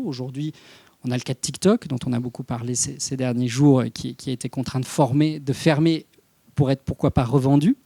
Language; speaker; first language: French; native; French